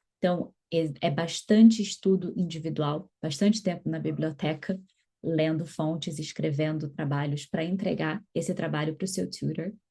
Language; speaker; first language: Portuguese; native; Portuguese